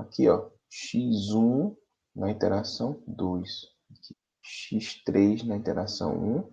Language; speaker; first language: Portuguese; native; Portuguese